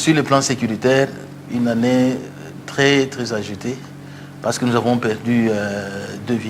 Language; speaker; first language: French; non-native, local second language; Luba-Lulua